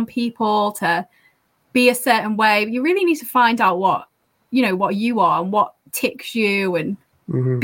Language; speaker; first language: English; native; English